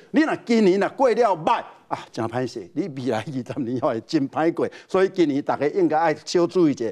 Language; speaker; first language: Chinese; native; Chinese